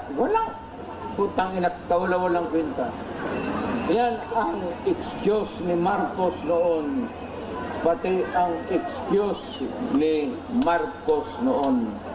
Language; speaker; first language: Filipino; non-native, local second language; Cebuano